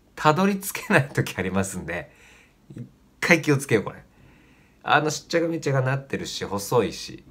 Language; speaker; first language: Japanese; native; Japanese